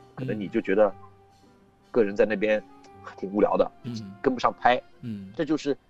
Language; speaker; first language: Chinese; native; Chinese